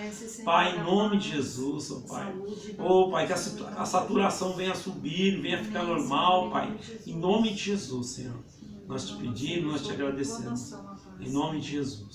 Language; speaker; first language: Portuguese; native; Portuguese